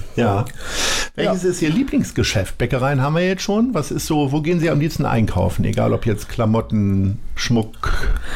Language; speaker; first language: German; native; German